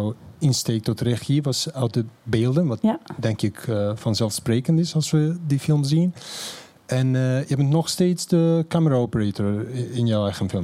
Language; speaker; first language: Dutch; non-native, fluent; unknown